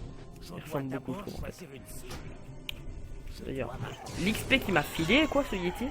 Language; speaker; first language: French; native; French